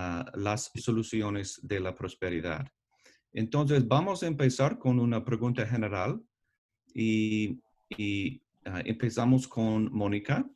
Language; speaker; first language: Spanish; non-native, learner; English